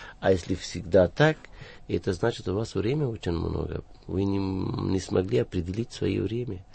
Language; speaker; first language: Russian; non-native, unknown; Persian